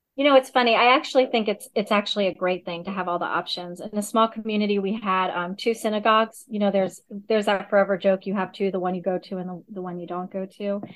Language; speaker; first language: English; native; English